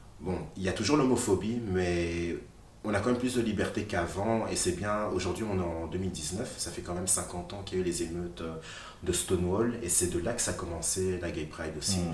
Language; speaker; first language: French; early bilingual, other home language; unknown